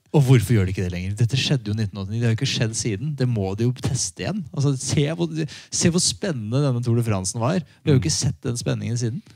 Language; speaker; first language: Norwegian; native; Norwegian